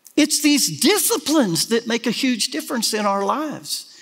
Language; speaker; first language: English; native; English